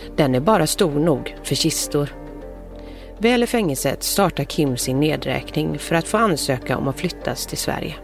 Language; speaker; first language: Swedish; native; Swedish